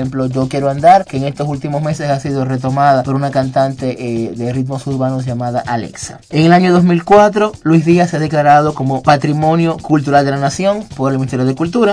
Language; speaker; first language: Spanish; native; Spanish